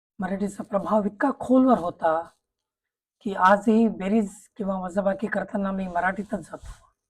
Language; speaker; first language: Marathi; non-native, local second language; Tamil